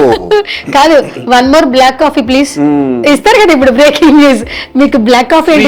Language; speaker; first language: Telugu; native; Telugu